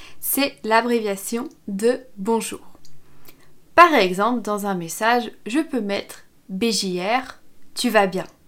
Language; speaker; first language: French; native; French